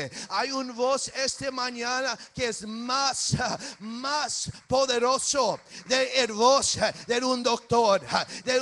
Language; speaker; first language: Spanish; early bilingual, heritage; English